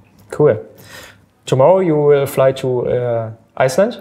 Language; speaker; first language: English; non-native, fluent; German